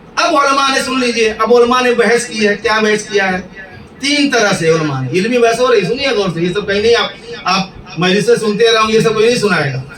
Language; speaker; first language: Urdu; native; Urdu